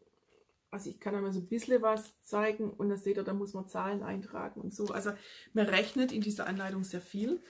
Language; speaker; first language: German; native; German